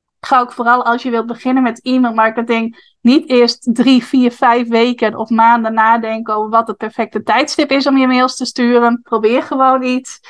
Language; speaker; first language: Dutch; native; Dutch